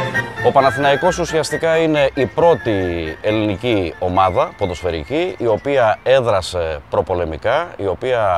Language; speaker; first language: Greek; native; Greek